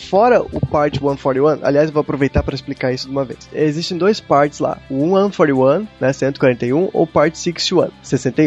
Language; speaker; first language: Portuguese; native; Portuguese